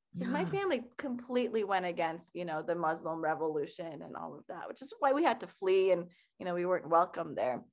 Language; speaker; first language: English; early bilingual, other home language; Persian